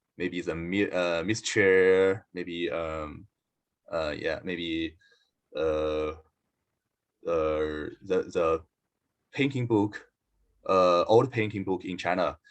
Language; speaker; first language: English; non-native, learner; Chinese